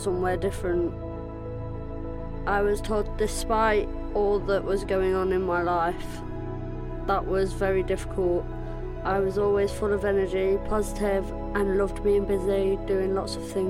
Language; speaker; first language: English; native; English